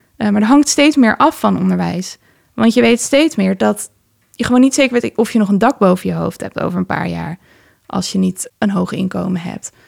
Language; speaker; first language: Dutch; early bilingual, other home language; Persian